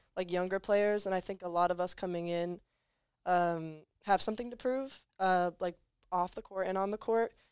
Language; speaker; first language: English; native; English